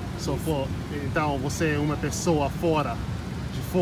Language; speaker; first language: Portuguese; non-native, learner; English